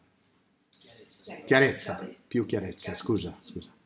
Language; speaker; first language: Italian; non-native, fluent; Spanish